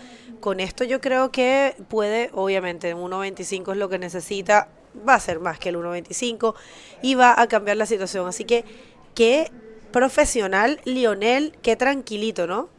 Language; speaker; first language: Spanish; native; Spanish